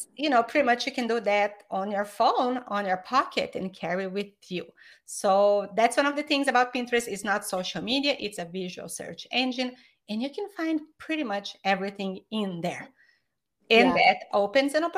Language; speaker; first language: English; non-native, fluent; Portuguese